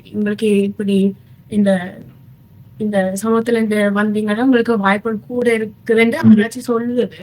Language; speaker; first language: Tamil; early bilingual, heritage; Tamil